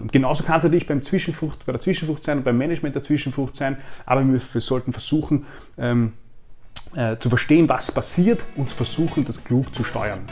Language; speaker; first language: German; native; German